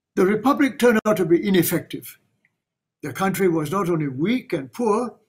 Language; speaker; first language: English; non-native, local second language; Chinese